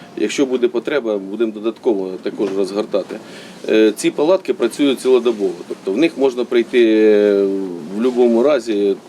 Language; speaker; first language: Ukrainian; native; Ukrainian